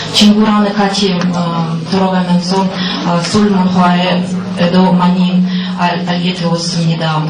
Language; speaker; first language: Korean; non-native, learner; Russian